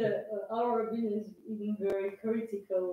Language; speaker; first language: English; non-native, learner; Russian